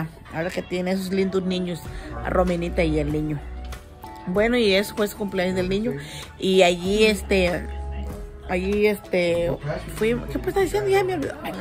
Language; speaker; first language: Spanish; native; Spanish